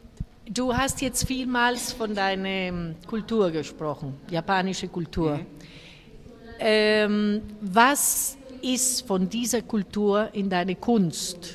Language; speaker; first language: German; non-native, fluent; Spanish